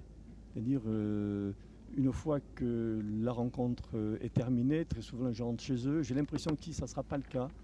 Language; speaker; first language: French; native; French